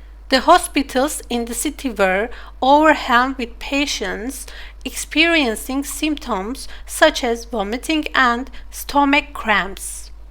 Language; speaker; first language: English; non-native, fluent; Turkish